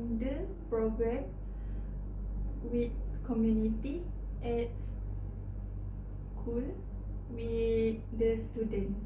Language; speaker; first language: English; non-native, learner; Malay